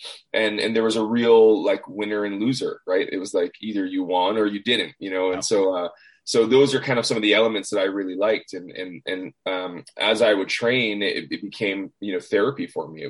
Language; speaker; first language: English; native; English